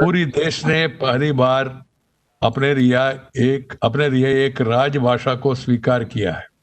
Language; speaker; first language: Hindi; non-native, local second language; Telugu